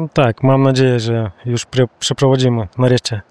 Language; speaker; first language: Polish; non-native, learner; Russian